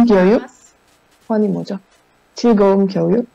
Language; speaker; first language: Korean; non-native, fluent; Indonesian